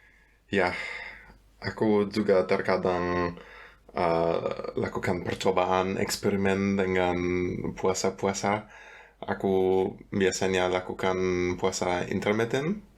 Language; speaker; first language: Indonesian; non-native, fluent; German